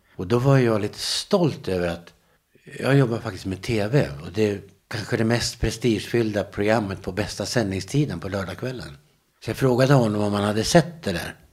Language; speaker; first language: Swedish; native; Swedish